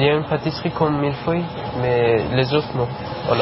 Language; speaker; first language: French; non-native, learner; Persian